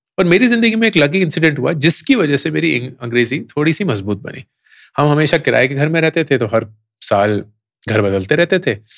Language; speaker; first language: Hindi; native; Hindi